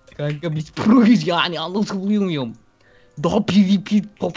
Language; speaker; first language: Turkish; native; Turkish